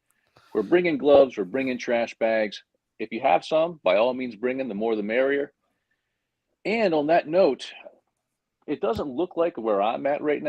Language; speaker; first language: English; native; English